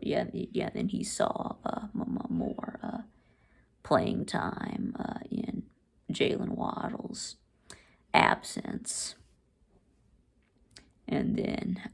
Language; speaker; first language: English; native; English